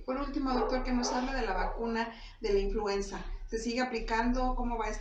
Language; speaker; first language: Spanish; native; Spanish